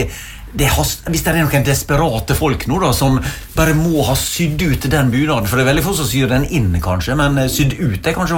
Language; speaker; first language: Norwegian; native; Norwegian